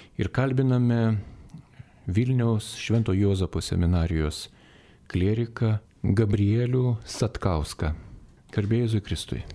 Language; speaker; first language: Lithuanian; native; Lithuanian